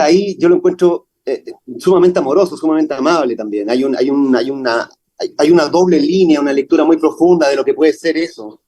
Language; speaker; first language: Spanish; native; Spanish